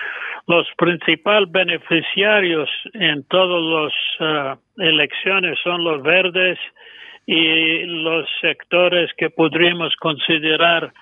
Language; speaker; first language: Spanish; non-native, fluent; English